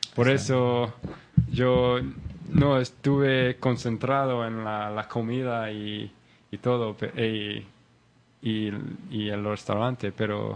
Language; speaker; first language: Spanish; non-native, learner; English